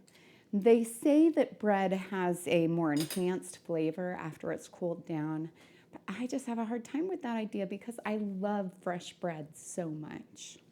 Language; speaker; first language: English; native; English